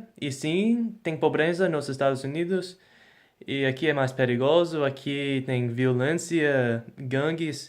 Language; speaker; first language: Portuguese; non-native, fluent; English